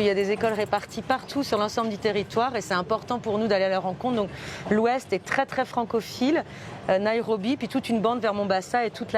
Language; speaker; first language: French; native; French